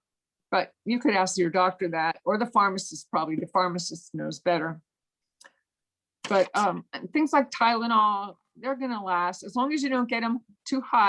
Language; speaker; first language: English; native; English